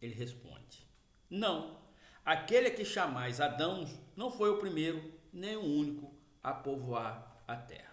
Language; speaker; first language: Portuguese; native; Portuguese